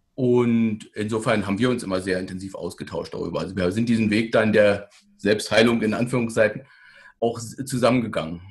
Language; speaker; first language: German; native; German